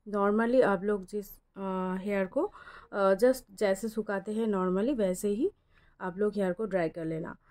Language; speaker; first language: Hindi; non-native, local second language; Bangla